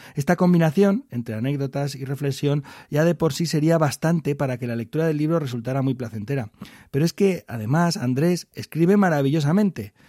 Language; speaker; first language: Spanish; native; Spanish